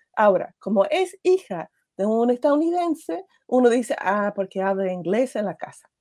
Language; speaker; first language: Spanish; non-native, fluent; English